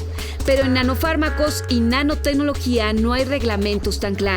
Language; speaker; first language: Spanish; native; Spanish